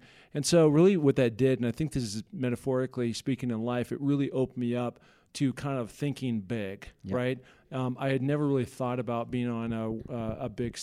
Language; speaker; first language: English; native; English